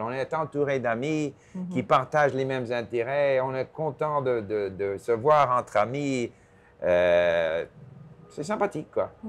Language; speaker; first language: French; non-native, local second language; English